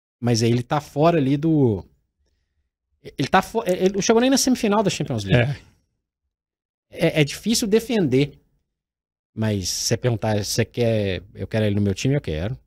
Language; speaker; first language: Portuguese; native; Portuguese